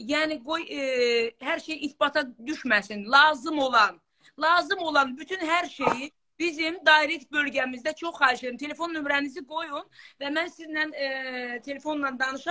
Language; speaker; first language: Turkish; non-native, learner; Azerbaijani